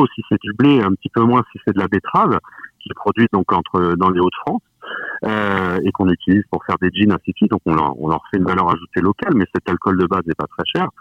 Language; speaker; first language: French; native; French